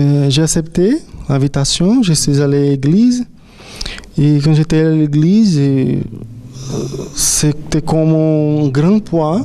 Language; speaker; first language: French; non-native, fluent; Portuguese